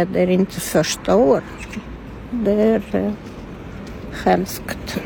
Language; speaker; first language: Swedish; non-native, learner; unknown